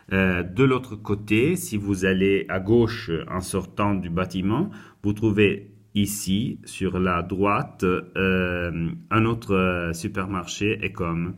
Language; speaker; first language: French; non-native, fluent; Italian